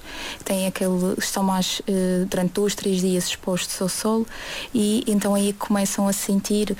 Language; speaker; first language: Portuguese; native; Portuguese